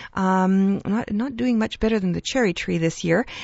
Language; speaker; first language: English; early bilingual, other home language; Ukrainian